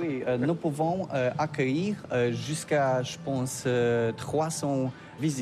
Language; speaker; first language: French; non-native, learner; Polish